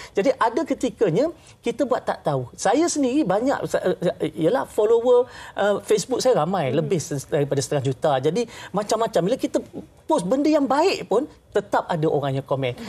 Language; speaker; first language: Malay; native; Malay